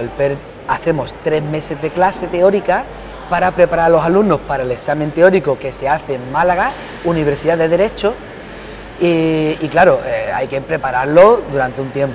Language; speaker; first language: Spanish; native; Spanish